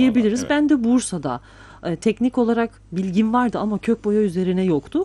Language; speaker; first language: Turkish; native; Turkish